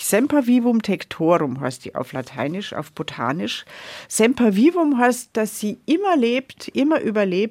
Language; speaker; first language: German; native; German